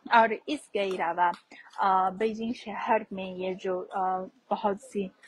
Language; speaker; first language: Urdu; non-native, fluent; Chinese